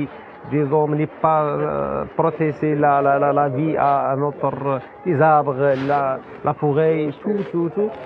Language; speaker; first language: French; non-native, learner; Arabic